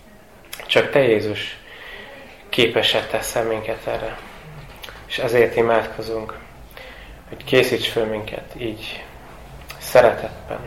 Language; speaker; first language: Hungarian; non-native, fluent; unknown